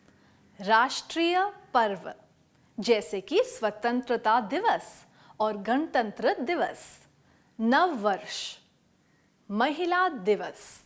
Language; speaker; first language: Hindi; native; Hindi